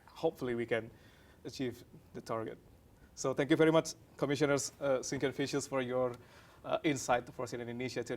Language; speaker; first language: English; non-native, fluent; Indonesian